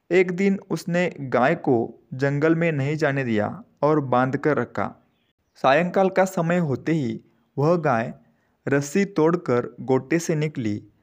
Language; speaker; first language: Hindi; non-native, local second language; Marathi